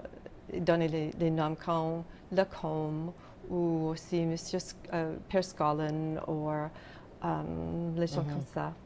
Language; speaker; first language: French; non-native, local second language; English